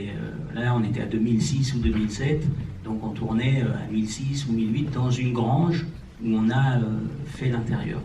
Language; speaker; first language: French; native; French